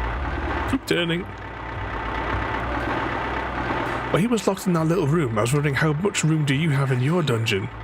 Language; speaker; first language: English; native; English